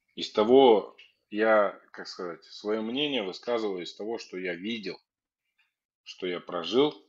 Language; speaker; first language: Russian; native; Russian